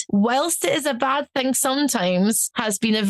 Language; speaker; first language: English; native; English